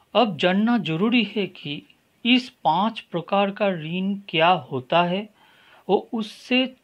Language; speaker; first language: Hindi; non-native, local second language; Bangla